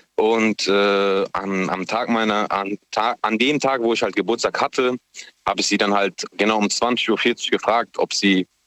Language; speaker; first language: German; native; German